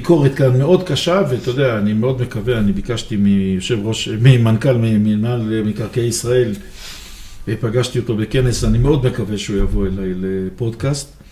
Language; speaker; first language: Hebrew; native; Hebrew